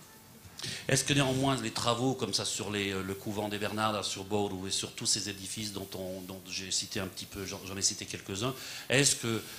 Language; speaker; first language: French; native; French